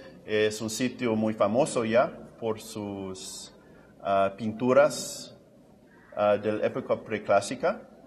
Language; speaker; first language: Spanish; non-native, fluent; English